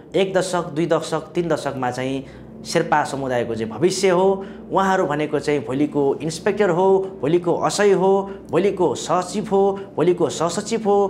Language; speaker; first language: Nepali; non-native, local second language; Sherpa